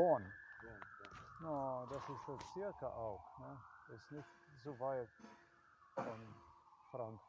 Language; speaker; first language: German; non-native, learner; Croatian